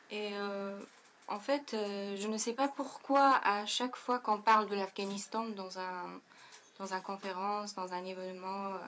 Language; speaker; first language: French; non-native, fluent; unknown